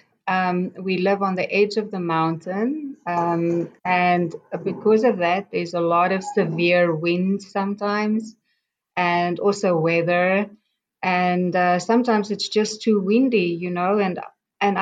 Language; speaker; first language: English; non-native, local second language; Afrikaans